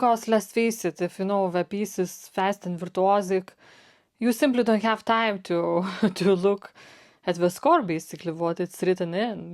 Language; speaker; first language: English; non-native, fluent; Lithuanian